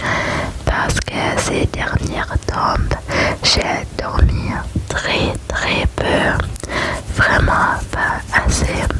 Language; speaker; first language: French; non-native, learner; German